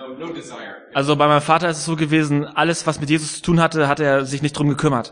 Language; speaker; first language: German; native; German